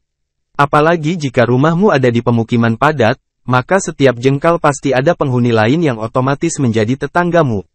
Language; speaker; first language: Indonesian; native; Indonesian